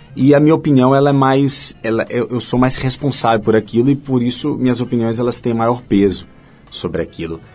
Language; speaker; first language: Portuguese; native; Portuguese